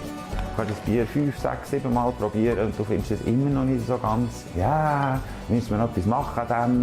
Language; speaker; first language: German; native; German